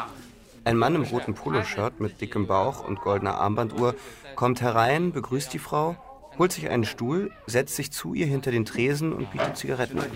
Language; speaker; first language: German; native; German